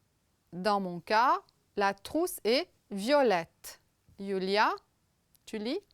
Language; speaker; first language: French; non-native, fluent; Romanian